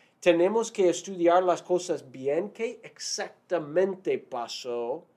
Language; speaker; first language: Spanish; non-native, fluent; English